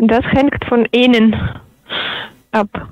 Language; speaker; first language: German; non-native, learner; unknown